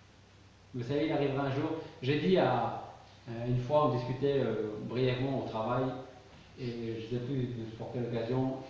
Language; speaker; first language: French; native; French